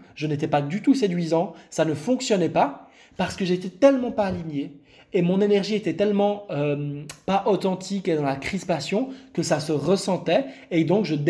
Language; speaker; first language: French; non-native, local second language; Arabic